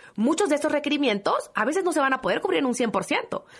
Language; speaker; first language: Spanish; native; Spanish